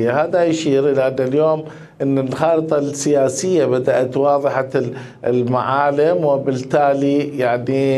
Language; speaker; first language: Arabic; native; Arabic